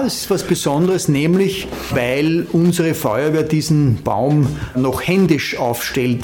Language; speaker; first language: German; native; German